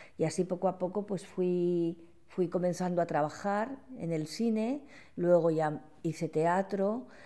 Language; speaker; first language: Spanish; native; Spanish